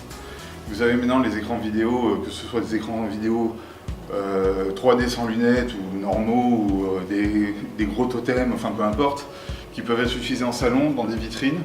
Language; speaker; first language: French; native; French